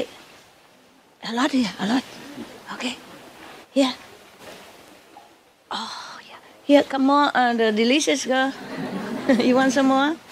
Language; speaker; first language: English; non-native, fluent; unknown